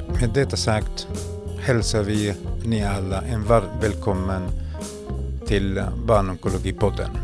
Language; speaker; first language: Swedish; non-native, fluent; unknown